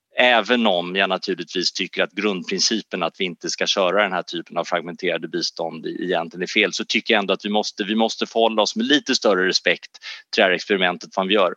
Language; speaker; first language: Swedish; native; Swedish